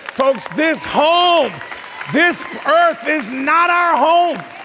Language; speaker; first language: English; early bilingual, heritage; English